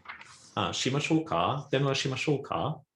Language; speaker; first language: Japanese; non-native, fluent; English